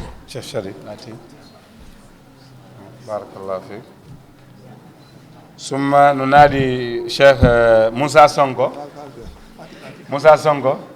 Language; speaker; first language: Arabic; non-native, fluent; Wolof